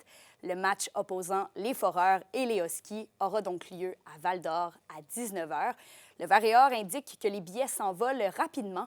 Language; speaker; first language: French; native; French